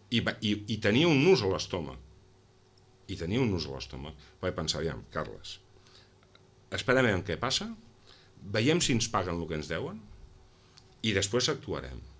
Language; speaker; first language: Catalan; non-native, local second language; Spanish